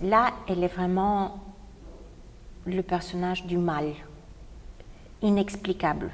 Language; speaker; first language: French; non-native, fluent; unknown